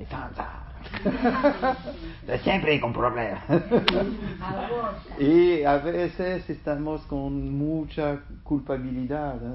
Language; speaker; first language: Spanish; non-native, fluent; French